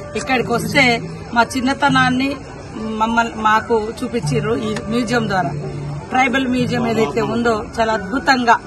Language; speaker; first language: Telugu; non-native, local second language; Koya